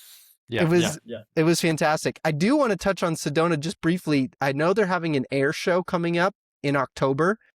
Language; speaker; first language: English; native; English